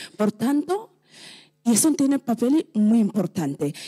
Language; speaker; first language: Spanish; non-native, learner; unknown